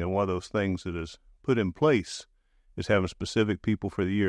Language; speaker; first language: English; native; English